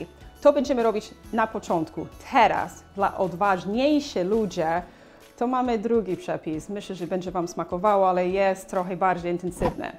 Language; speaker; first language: Polish; non-native, learner; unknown